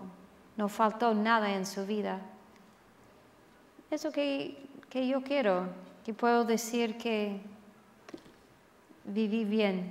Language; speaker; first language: Spanish; non-native, fluent; English